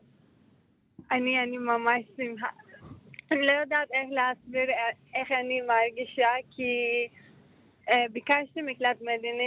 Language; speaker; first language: Hebrew; non-native, learner; Turkish